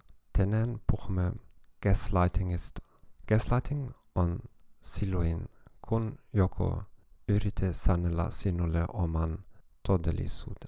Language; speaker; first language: Finnish; non-native, fluent; German